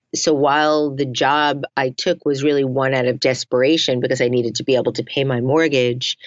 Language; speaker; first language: English; native; English